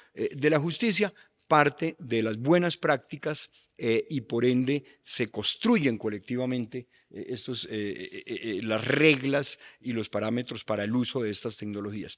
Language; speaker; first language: Spanish; native; Spanish